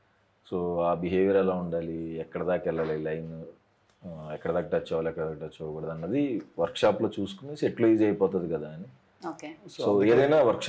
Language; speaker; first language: Telugu; native; Telugu